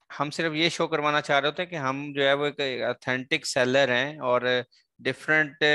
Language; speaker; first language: Urdu; non-native, local second language; Sindhi